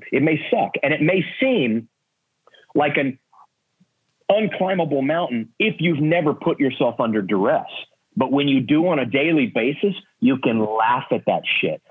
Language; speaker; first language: English; native; English